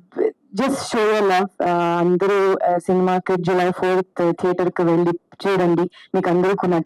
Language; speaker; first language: Telugu; non-native, learner; Kannada